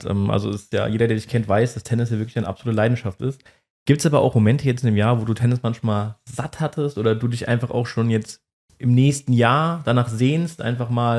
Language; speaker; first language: German; native; German